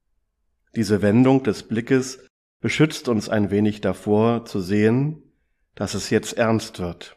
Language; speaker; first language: German; native; German